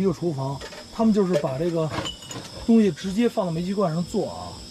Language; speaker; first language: Chinese; native; Chinese